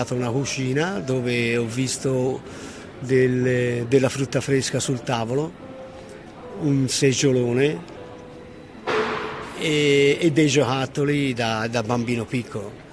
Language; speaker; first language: Italian; native; Italian